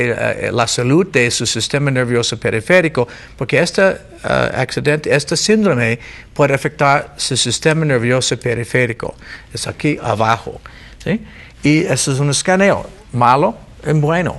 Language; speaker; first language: Spanish; non-native, learner; English